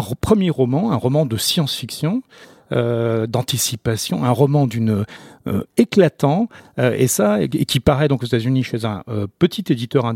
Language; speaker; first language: French; native; French